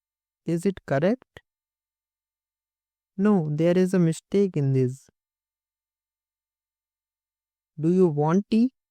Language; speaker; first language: English; non-native, local second language; Hindi